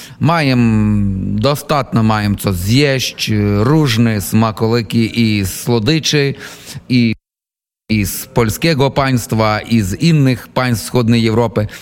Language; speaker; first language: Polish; non-native, learner; Ukrainian